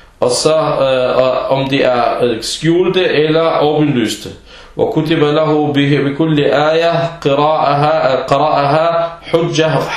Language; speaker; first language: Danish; early bilingual, other home language; Arabic